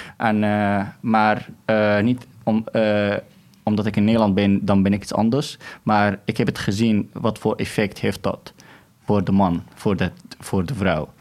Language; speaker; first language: Dutch; non-native, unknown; Arabic